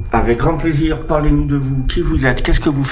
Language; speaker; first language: French; native; French